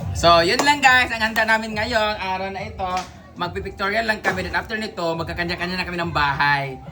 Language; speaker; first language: Filipino; non-native, local second language; Cebuano